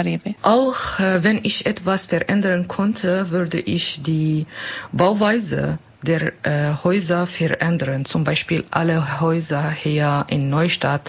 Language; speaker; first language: German; non-native, learner; Kurdish